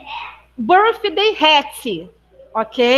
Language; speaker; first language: English; non-native, fluent; Portuguese